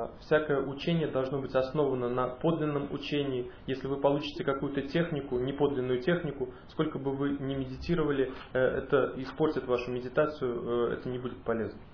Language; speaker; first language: Russian; native; Russian